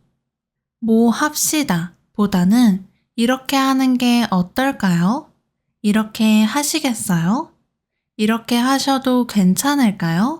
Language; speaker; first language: Korean; native; Korean